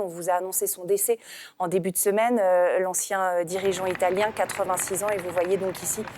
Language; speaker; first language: French; native; French